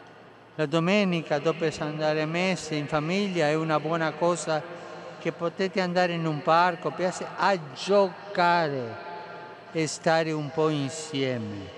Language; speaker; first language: Italian; non-native, fluent; Spanish